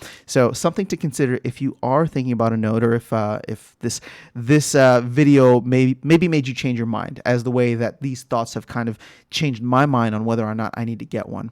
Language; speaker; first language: English; native; English